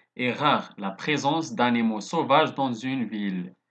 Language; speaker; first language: French; non-native, local second language; Arabic